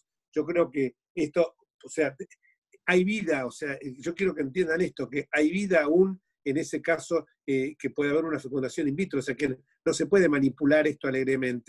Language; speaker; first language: Spanish; native; Spanish